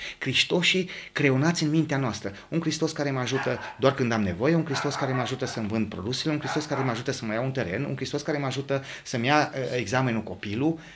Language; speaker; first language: Romanian; native; Romanian